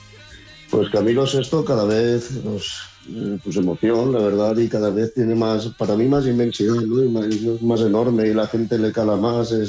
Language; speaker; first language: Spanish; native; Spanish